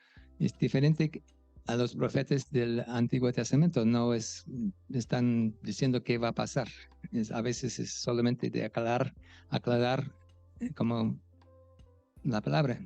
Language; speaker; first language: Spanish; non-native, fluent; English